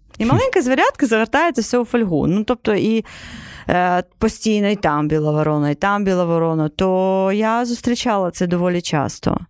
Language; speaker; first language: Ukrainian; non-native, local second language; Crimean Tatar